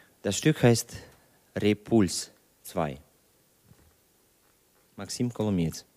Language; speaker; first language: German; non-native, fluent; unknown